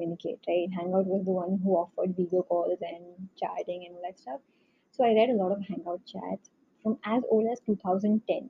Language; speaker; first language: English; non-native, local second language; Hindi